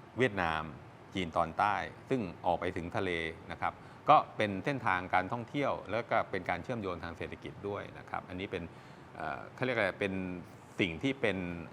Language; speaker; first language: Thai; native; Thai